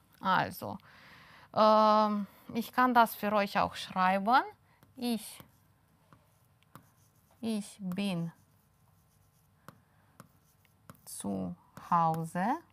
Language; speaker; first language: German; non-native, fluent; Romanian